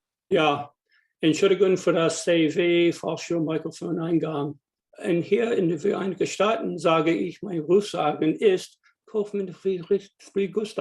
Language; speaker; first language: German; non-native, learner; English